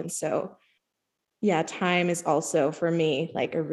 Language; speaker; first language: English; native; English